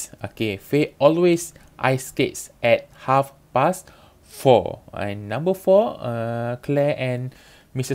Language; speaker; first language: English; non-native, local second language; Malay